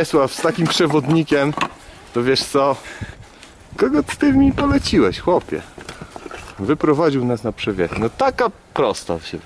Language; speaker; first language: Polish; native; Polish